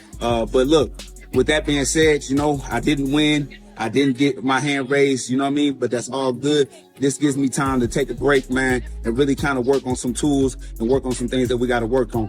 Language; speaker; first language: English; native; English